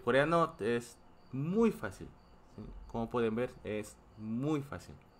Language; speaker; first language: Spanish; non-native, fluent; Korean